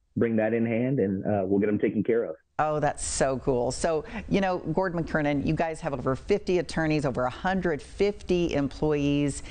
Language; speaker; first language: English; native; English